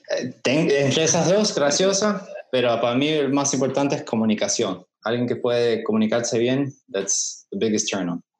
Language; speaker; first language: Spanish; early bilingual, heritage; Spanish